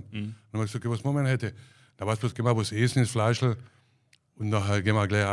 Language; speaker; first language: German; native; German